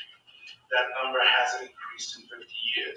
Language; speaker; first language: English; non-native, local second language; Yoruba